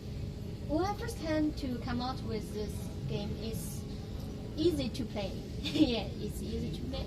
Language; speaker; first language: English; non-native, learner; Chinese